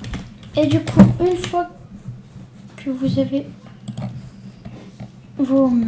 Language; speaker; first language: French; native; French